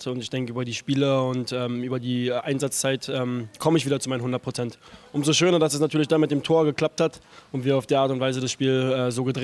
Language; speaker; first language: German; native; German